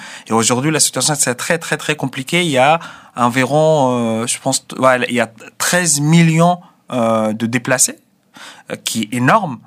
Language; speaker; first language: French; non-native, fluent; Arabic